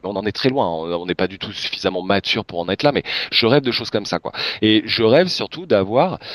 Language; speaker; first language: French; native; French